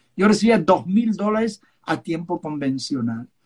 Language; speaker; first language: Spanish; non-native, local second language; Yiddish